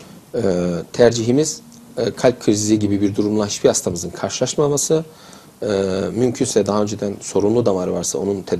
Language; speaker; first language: Turkish; native; Turkish